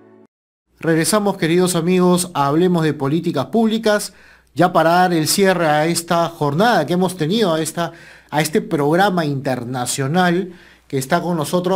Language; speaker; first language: Spanish; native; Spanish